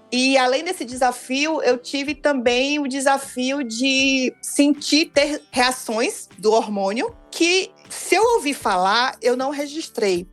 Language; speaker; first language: Portuguese; native; Portuguese